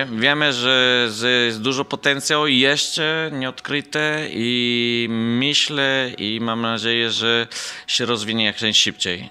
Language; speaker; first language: Polish; non-native, fluent; Italian